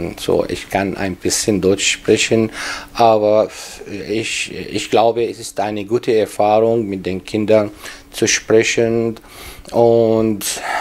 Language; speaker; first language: German; non-native, learner; Arabic